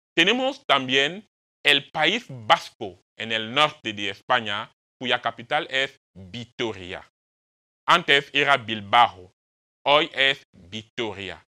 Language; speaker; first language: Spanish; non-native, fluent; French